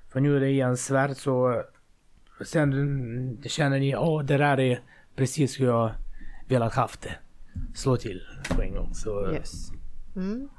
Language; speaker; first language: Swedish; non-native, fluent; Russian